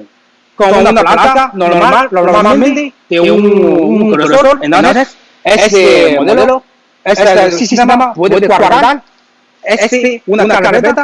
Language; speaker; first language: Spanish; non-native, learner; Chinese